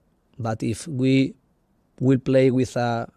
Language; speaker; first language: English; non-native, learner; Spanish